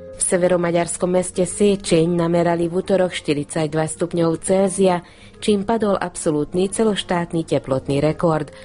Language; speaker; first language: Slovak; non-native, local second language; Hungarian